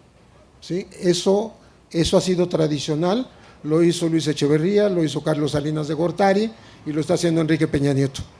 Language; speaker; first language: Spanish; native; Spanish